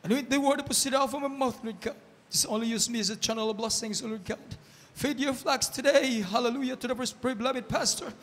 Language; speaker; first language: English; non-native, local second language; Filipino